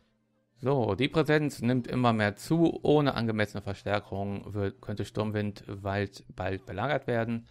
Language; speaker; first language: German; native; German